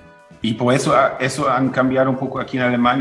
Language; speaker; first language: Spanish; non-native, fluent; German